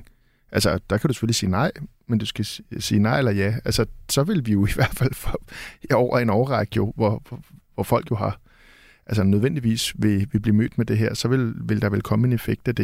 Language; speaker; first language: Danish; native; Danish